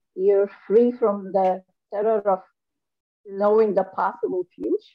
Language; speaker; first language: English; non-native, fluent; Arabic